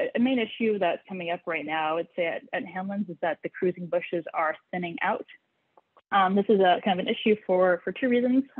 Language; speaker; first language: English; native; English